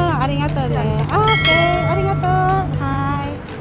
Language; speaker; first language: Japanese; non-native, learner; Filipino